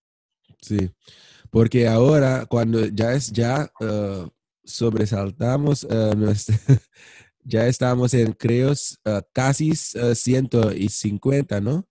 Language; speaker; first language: Spanish; non-native, fluent; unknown